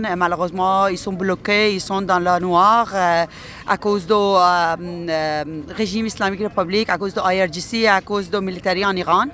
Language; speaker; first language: French; non-native, learner; Persian